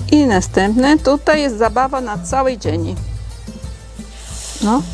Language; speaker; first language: Polish; non-native, learner; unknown